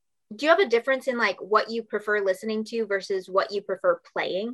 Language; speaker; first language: English; native; English